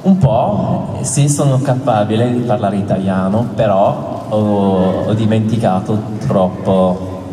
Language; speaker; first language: Italian; non-native, learner; English